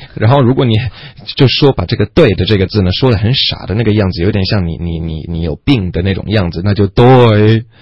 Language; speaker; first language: Chinese; non-native, fluent; English